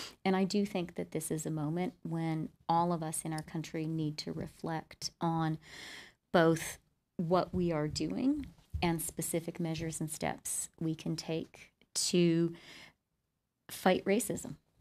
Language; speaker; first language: English; native; English